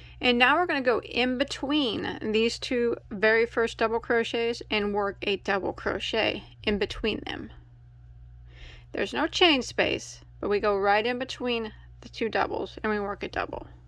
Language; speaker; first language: English; native; English